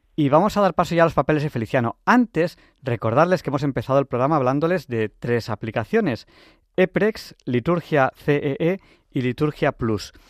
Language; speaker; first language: Spanish; native; Spanish